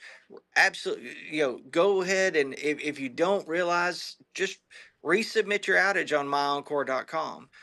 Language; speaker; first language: English; native; English